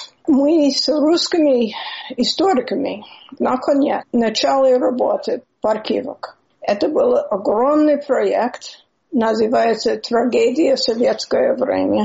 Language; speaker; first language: Russian; non-native, learner; English